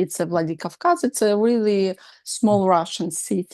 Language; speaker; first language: English; non-native, learner; Russian